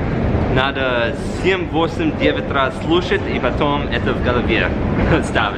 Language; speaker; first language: Russian; non-native, learner; English